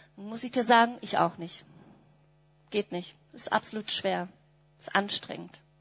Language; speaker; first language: German; native; German